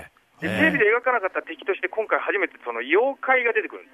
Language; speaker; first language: Japanese; native; Japanese